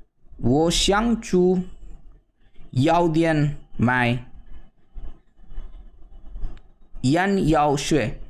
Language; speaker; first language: Chinese; non-native, learner; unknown